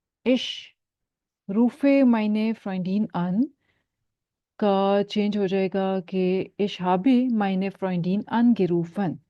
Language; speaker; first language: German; non-native, fluent; Urdu